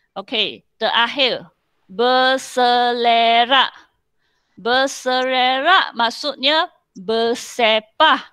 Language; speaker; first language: Malay; non-native, local second language; Chinese